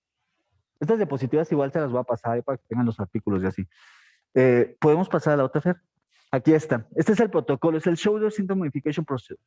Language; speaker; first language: Spanish; native; Spanish